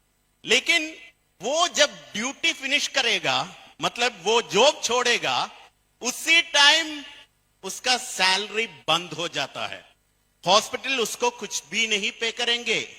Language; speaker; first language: Hindi; non-native, fluent; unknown